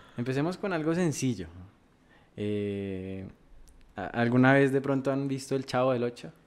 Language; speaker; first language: Spanish; native; Spanish